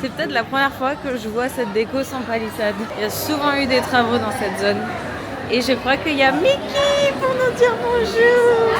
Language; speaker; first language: French; native; French